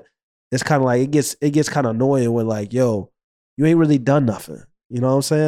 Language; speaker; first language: English; native; English